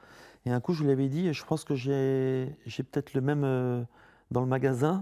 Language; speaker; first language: French; native; French